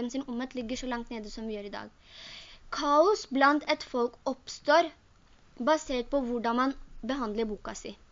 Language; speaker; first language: Norwegian; early bilingual, other home language; Urdu